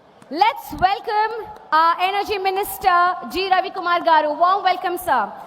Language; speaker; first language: English; non-native, local second language; Telugu